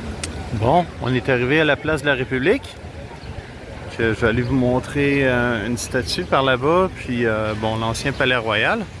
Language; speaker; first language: French; native; French